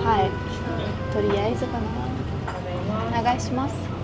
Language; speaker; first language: Japanese; non-native, fluent; Russian